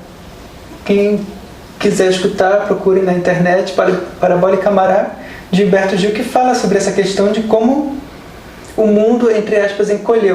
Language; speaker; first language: Portuguese; native; Portuguese